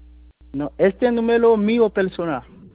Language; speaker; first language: Spanish; non-native, learner; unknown